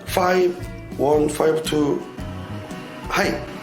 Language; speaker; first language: English; non-native, learner; Korean